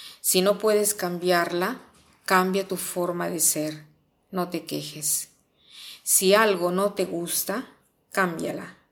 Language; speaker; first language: Spanish; non-native, fluent; Italian